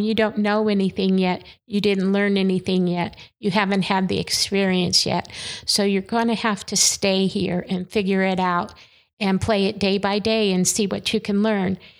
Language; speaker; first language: English; native; English